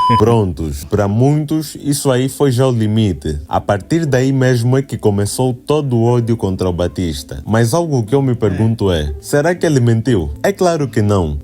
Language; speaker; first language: Portuguese; native; Portuguese